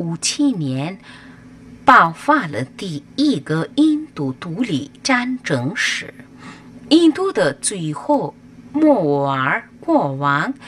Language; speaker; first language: Chinese; non-native, fluent; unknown